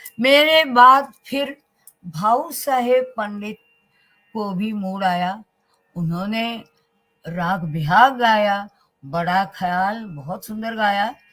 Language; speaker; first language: Hindi; non-native, local second language; Marathi